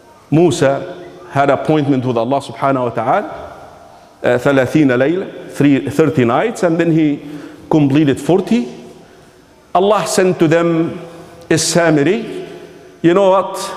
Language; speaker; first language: English; non-native, fluent; Arabic